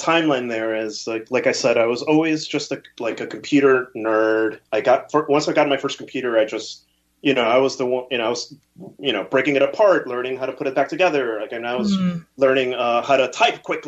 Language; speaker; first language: English; early bilingual, other home language; Spanish